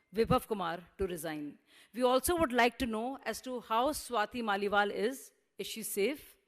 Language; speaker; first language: English; non-native, local second language; Hindi